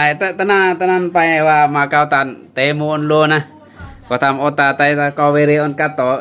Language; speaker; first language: Finnish; non-native, learner; Vietnamese